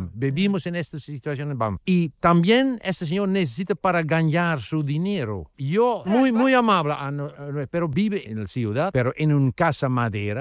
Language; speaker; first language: Spanish; non-native, learner; Dutch